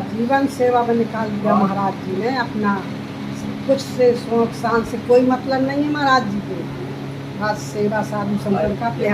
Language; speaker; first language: Hindi; native; Hindi